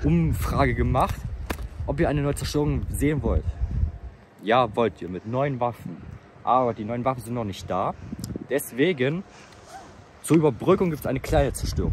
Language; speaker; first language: German; native; German